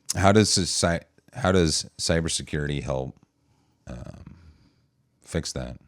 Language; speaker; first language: English; native; English